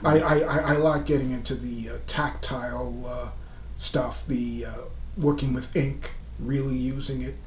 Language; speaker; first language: English; native; English